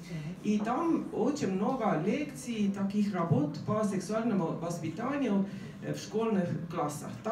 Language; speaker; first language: Russian; non-native, fluent; Estonian